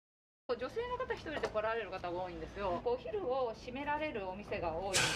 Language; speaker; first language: Japanese; native; Japanese